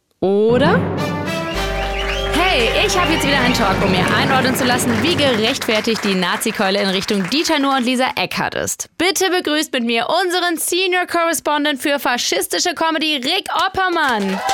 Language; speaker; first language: German; native; German